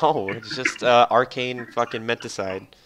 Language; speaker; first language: English; native; English